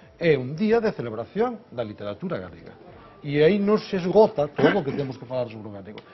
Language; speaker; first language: Galician; native; Galician